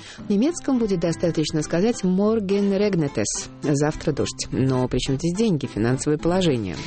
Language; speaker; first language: Russian; native; Russian